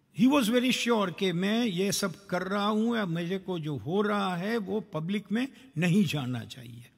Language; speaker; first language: Hindi; non-native, local second language; Gujarati